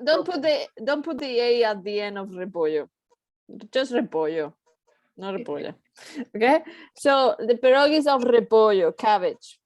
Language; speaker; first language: English; non-native, fluent; Spanish